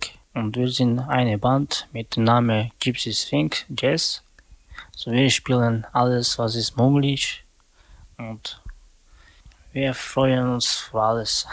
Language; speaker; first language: German; non-native, learner; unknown